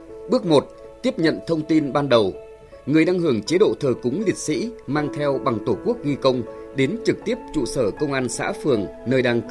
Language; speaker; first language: Vietnamese; native; Vietnamese